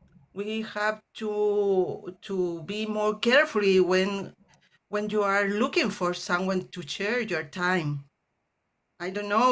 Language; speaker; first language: English; non-native, learner; Spanish